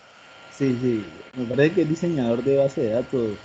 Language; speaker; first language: Spanish; native; Spanish